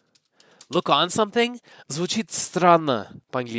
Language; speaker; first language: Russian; non-native, learner; English